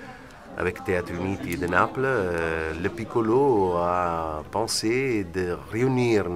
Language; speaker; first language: French; non-native, fluent; Italian